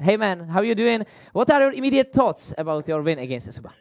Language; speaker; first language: English; non-native, fluent; Czech